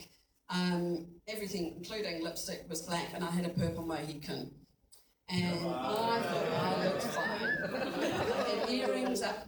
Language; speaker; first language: English; native; English